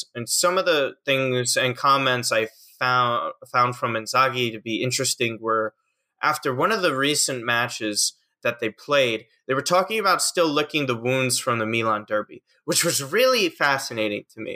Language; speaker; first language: English; native; English